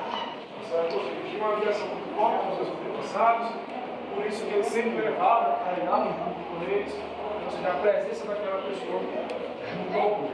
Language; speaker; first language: Portuguese; native; Portuguese